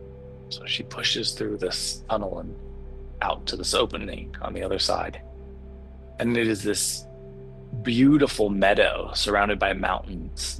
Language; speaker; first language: English; native; English